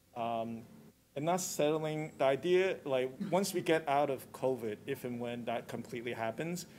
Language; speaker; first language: English; non-native, local second language; Cantonese